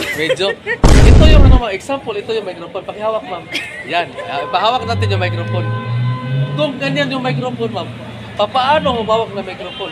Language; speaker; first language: Filipino; native; Filipino